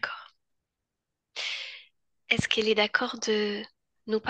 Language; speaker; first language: French; native; French